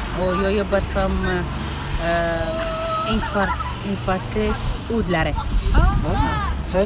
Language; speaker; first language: Swedish; non-native, learner; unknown